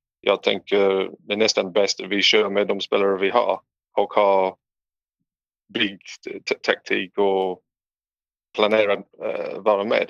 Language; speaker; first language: Swedish; non-native, learner; English